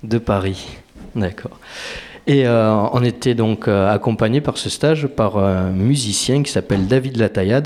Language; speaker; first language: French; native; French